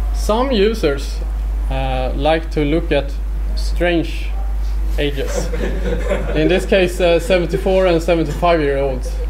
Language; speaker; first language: English; non-native, fluent; Swedish